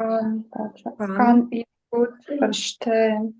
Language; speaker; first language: German; non-native, learner; Ukrainian